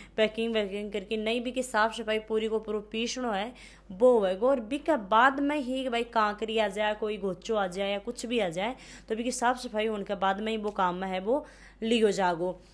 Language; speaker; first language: Hindi; native; Hindi